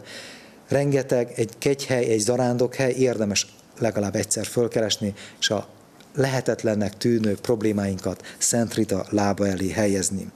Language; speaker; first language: Hungarian; native; Hungarian